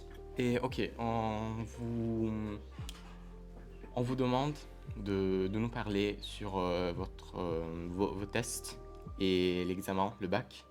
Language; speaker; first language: French; non-native, learner; Italian